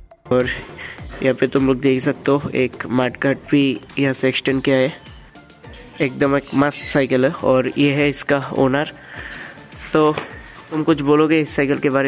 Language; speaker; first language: Hindi; non-native, local second language; Bangla